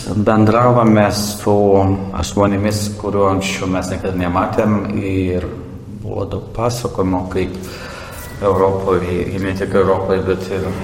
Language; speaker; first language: Lithuanian; non-native, local second language; Russian